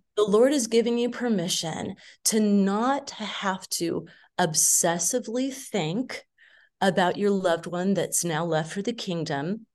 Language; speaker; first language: English; native; English